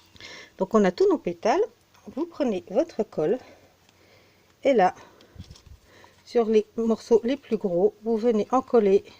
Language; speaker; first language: French; native; French